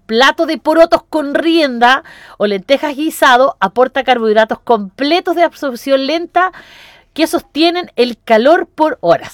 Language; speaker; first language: Spanish; native; Spanish